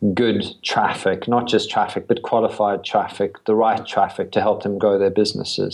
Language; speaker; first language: English; native; English